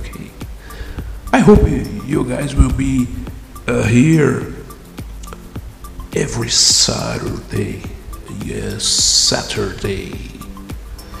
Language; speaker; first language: English; non-native, fluent; Portuguese